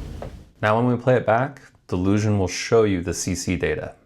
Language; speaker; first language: English; native; English